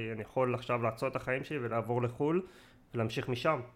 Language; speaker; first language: Hebrew; native; Hebrew